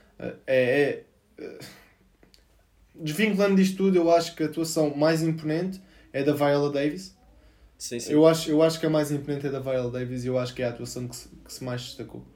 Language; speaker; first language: Portuguese; native; Portuguese